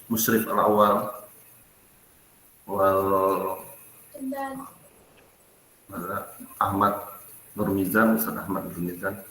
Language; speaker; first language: Arabic; non-native, fluent; Indonesian